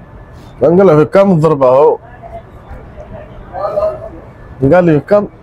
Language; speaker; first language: Arabic; non-native, learner; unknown